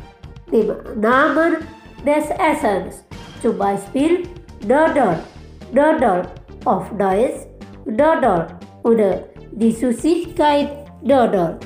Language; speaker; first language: German; non-native, fluent; Indonesian